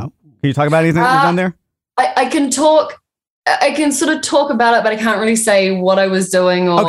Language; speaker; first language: English; native; English